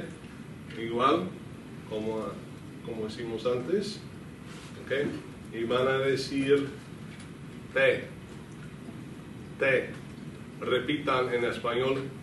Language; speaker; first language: Spanish; non-native, fluent; English